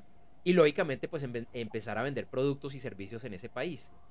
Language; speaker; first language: Spanish; native; Spanish